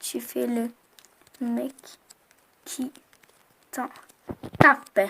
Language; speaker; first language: French; native; French